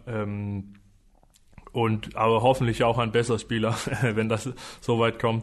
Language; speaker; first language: German; non-native, fluent; Danish